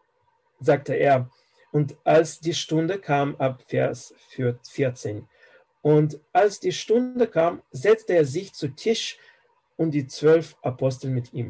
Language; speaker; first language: German; non-native, fluent; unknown